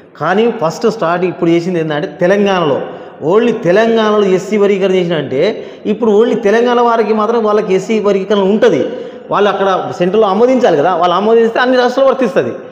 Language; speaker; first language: Telugu; non-native, local second language; Lambadi